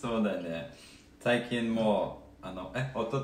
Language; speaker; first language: Japanese; non-native, fluent; Lithuanian